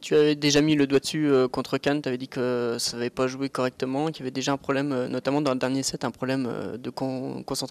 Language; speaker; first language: French; native; French